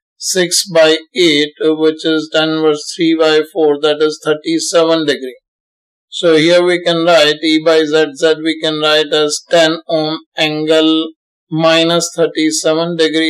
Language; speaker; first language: English; non-native, local second language; Hindi